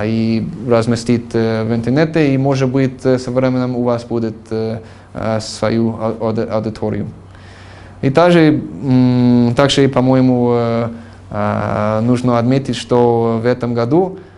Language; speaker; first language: Russian; non-native, fluent; English